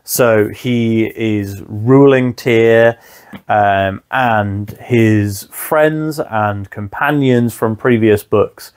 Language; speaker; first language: English; native; English